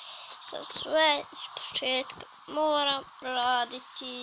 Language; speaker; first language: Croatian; early bilingual, heritage; Bosnian